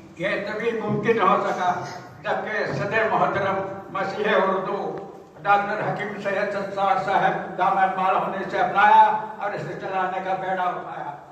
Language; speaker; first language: Urdu; native; Urdu